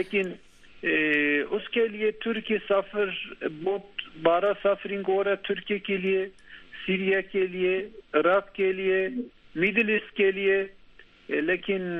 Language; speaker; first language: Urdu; non-native, learner; Turkish